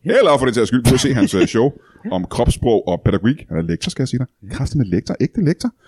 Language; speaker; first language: Danish; native; Danish